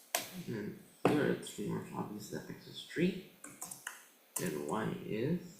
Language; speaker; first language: English; non-native, fluent; Indonesian